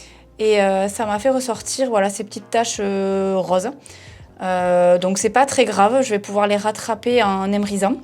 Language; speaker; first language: French; native; French